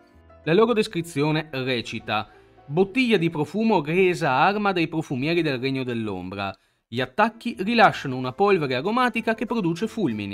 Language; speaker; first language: Italian; native; Italian